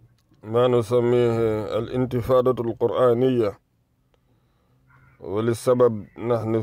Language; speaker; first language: Arabic; non-native, fluent; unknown